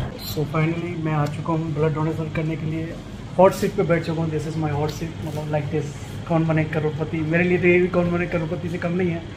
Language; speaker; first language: Hindi; non-native, local second language; Gujarati